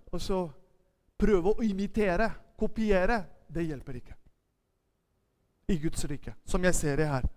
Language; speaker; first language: Norwegian; non-native, fluent; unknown